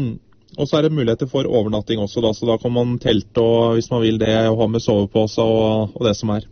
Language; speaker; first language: Norwegian; native; Norwegian